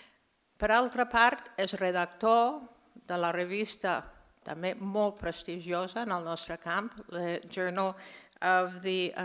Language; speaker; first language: Catalan; non-native, fluent; English